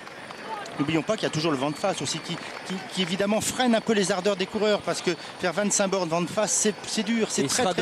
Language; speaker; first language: French; native; French